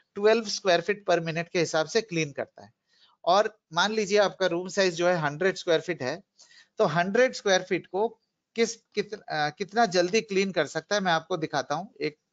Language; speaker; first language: Hindi; non-native, local second language; Bangla